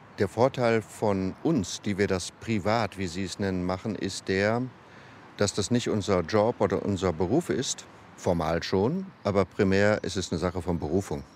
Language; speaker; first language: German; native; German